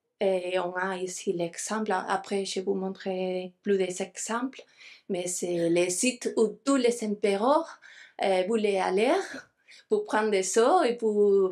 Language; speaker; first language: French; non-native, fluent; Spanish